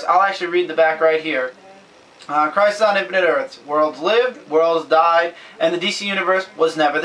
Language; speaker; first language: English; native; English